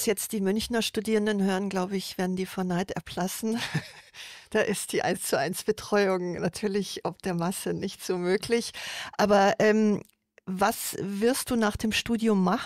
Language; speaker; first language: German; native; German